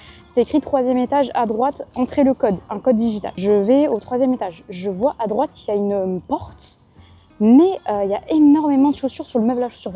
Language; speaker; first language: French; native; French